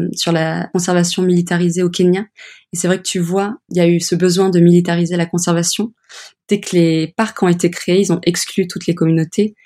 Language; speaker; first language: French; early bilingual, other home language; English